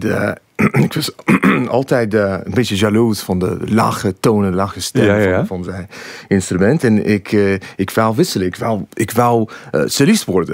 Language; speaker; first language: Dutch; non-native, fluent; English